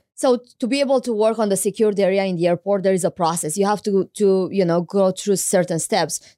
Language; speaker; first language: English; non-native, fluent; Romanian